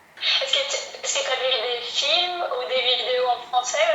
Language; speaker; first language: French; early bilingual, heritage; Portuguese